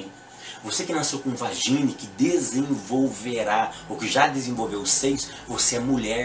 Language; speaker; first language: Portuguese; native; Portuguese